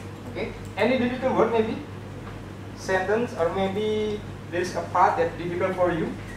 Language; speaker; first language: English; non-native, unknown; Indonesian